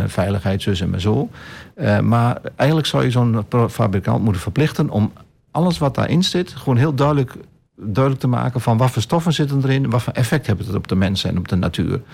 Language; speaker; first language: Dutch; native; Dutch